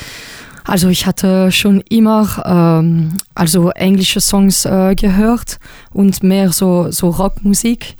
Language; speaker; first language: German; non-native, local second language; French